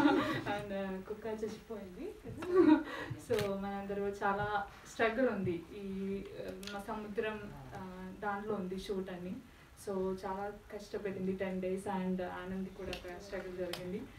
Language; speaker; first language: Telugu; non-native, learner; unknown